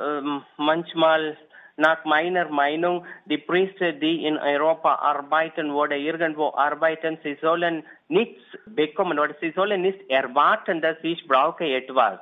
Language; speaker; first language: German; non-native, learner; Tamil